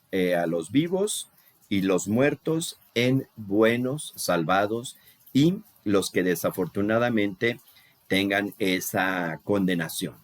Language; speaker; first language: Spanish; native; Spanish